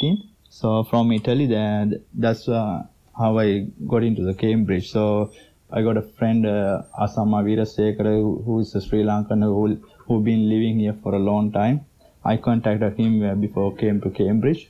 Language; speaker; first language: English; non-native, local second language; Sinhala